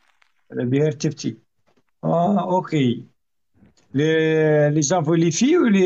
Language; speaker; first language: French; non-native, learner; Arabic